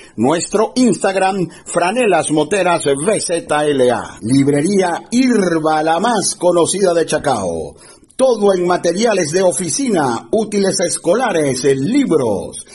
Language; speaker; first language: Spanish; native; Spanish